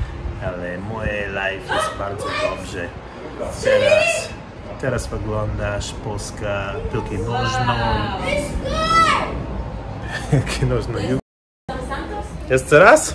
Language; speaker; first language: Polish; non-native, learner; English